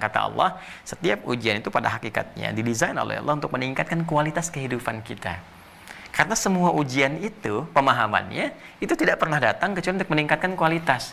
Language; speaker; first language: Indonesian; native; Indonesian